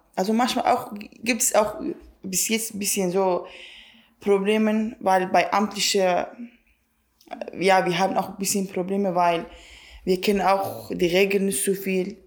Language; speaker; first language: German; non-native, learner; Kurdish